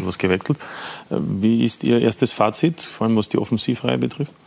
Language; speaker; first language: German; native; German